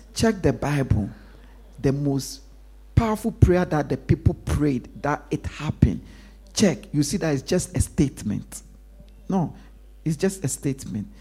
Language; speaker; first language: English; non-native, local second language; Akan